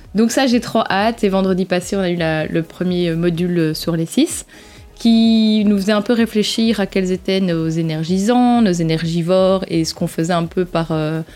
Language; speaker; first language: French; native; French